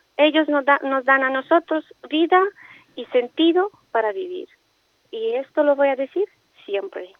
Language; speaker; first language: Spanish; non-native, fluent; Romanian